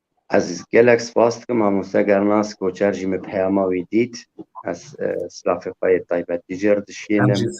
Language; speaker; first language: Kurdish; native; Kurdish